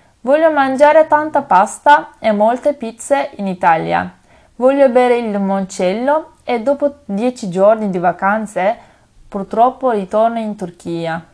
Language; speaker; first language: Italian; non-native, learner; Turkish